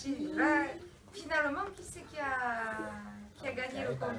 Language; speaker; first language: French; native; French